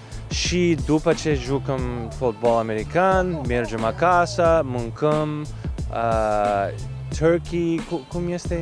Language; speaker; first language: Romanian; non-native, learner; English